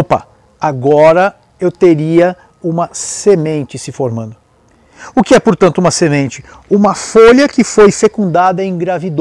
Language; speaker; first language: Portuguese; native; Portuguese